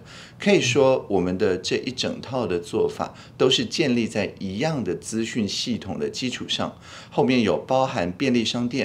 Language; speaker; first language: Chinese; native; Chinese